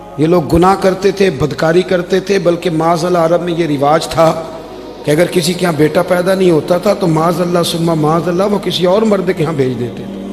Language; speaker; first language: Urdu; non-native, local second language; Punjabi